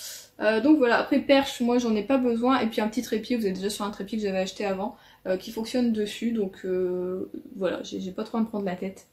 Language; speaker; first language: French; native; French